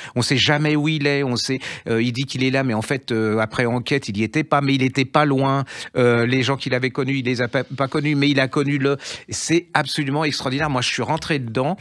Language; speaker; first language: French; native; French